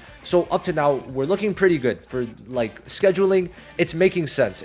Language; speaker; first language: English; native; English